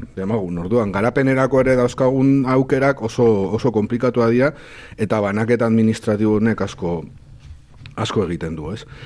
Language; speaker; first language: Basque; native; Basque